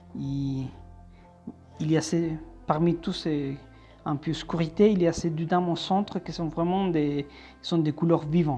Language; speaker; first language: French; non-native, fluent; Spanish